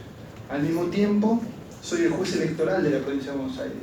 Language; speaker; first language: Spanish; native; Spanish